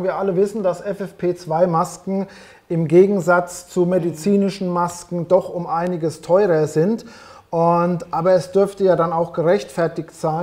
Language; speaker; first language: German; native; German